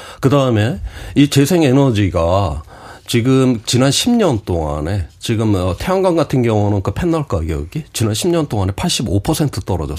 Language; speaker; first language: Korean; native; Korean